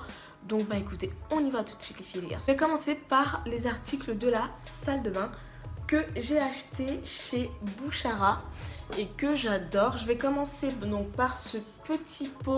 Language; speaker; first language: French; native; French